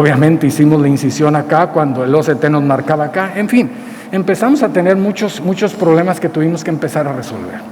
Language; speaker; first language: Spanish; native; Spanish